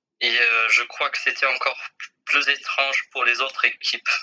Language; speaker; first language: French; non-native, fluent; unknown